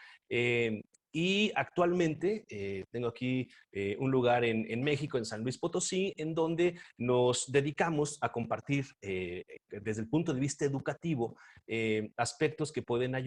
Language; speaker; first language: Spanish; native; Spanish